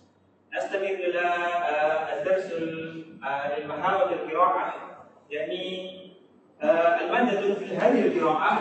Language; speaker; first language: Arabic; non-native, learner; Indonesian